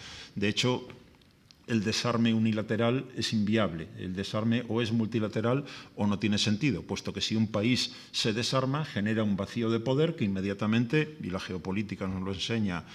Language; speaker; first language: Spanish; native; Spanish